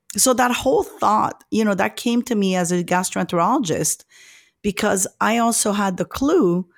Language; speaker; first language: English; early bilingual, other home language; French